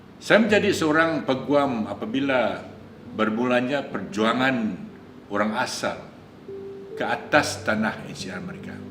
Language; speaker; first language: Malay; non-native, local second language; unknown